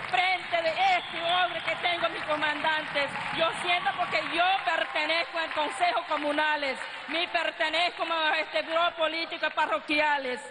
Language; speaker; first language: Spanish; non-native, local second language; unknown